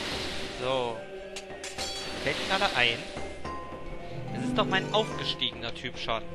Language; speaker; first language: German; native; German